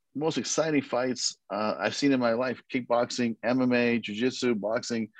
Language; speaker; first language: English; early bilingual, other home language; Korean